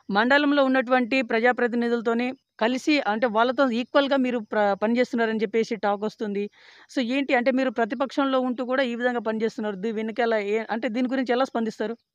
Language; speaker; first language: Telugu; native; Telugu